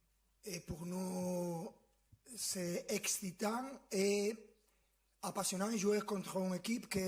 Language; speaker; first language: French; non-native, fluent; Spanish